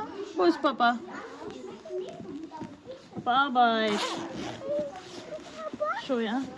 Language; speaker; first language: German; non-native, learner; Filipino